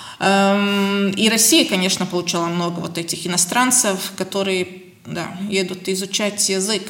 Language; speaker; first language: Russian; non-native, local second language; Latvian